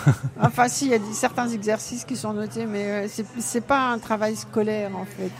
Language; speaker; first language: French; native; French